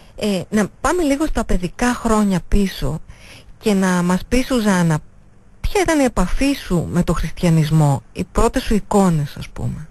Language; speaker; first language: Greek; native; Greek